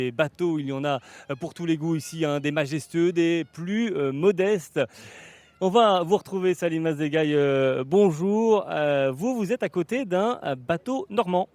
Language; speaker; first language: French; native; French